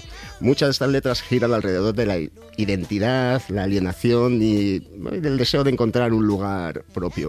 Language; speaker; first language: Spanish; native; Spanish